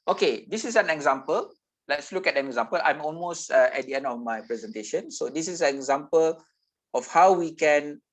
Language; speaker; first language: English; non-native, local second language; Malay